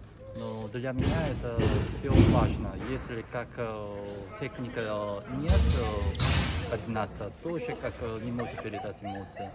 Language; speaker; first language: Russian; non-native, fluent; Korean